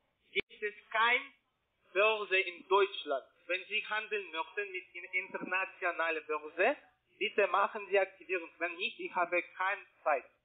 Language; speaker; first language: German; non-native, learner; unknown